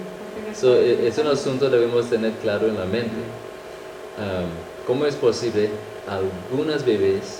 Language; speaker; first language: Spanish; non-native, fluent; English